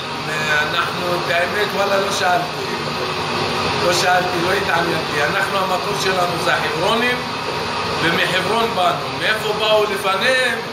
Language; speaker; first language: Hebrew; non-native, local second language; Arabic